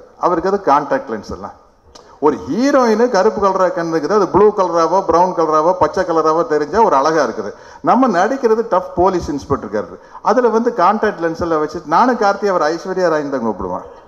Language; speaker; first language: Tamil; native; Tamil